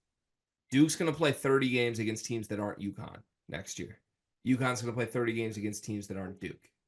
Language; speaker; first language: English; native; English